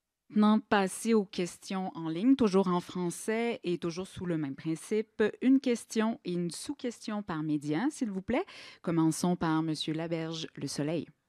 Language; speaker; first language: French; native; French